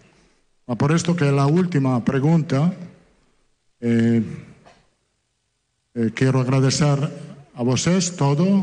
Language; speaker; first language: Portuguese; non-native, fluent; Italian